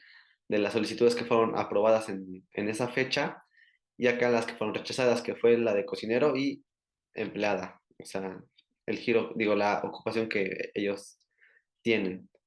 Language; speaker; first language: Spanish; native; Spanish